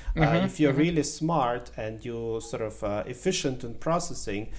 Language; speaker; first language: English; non-native, fluent; Ukrainian